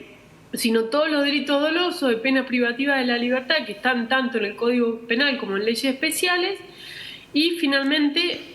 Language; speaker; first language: Spanish; native; Spanish